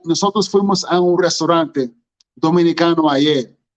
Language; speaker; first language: Spanish; non-native, learner; English